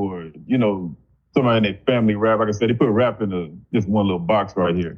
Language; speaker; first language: English; native; English